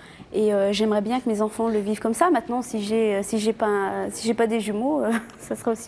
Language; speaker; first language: French; native; French